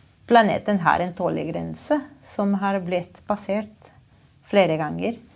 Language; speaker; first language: Norwegian; non-native, fluent; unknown